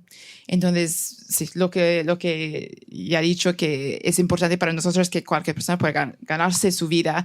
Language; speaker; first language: Spanish; non-native, fluent; English